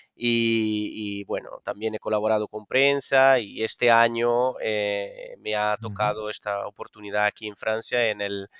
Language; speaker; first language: Spanish; non-native, fluent; Portuguese